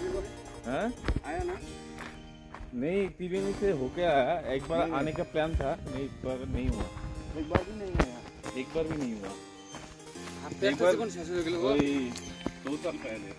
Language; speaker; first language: Hindi; non-native, local second language; Bangla